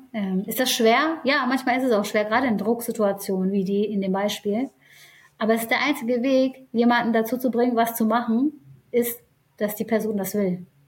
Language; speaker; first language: German; early bilingual, other home language; Turkish